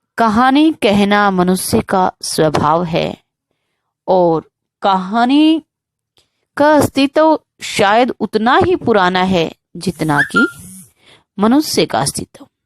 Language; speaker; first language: Hindi; native; Hindi